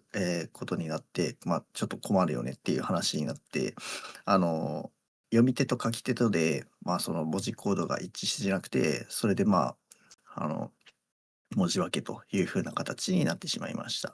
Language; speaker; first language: Japanese; native; Japanese